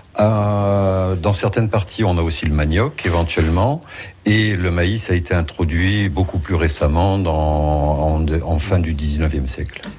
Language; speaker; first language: French; non-native, local second language; Malagasy